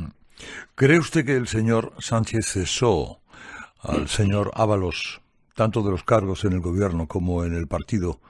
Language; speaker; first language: Spanish; native; Spanish